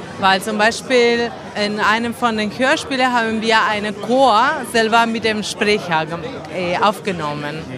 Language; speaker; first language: German; non-native, fluent; Spanish